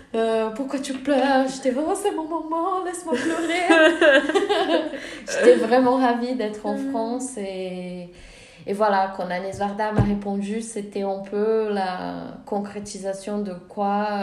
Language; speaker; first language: French; non-native, fluent; Portuguese